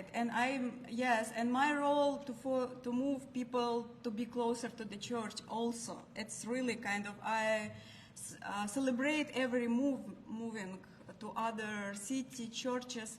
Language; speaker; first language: English; non-native, learner; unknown